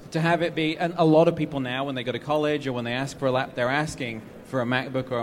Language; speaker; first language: English; native; English